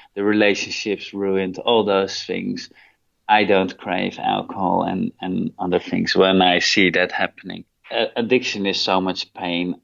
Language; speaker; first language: English; non-native, fluent; Dutch